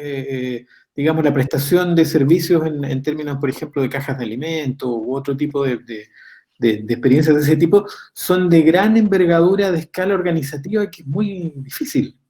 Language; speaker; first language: Spanish; native; Spanish